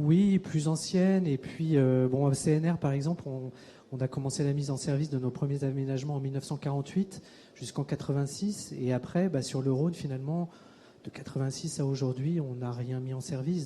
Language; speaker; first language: French; native; French